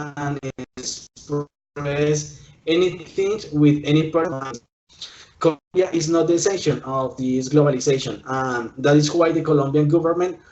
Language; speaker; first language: English; non-native, learner; Spanish